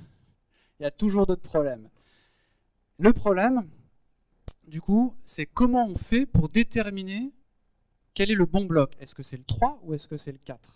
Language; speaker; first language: French; native; French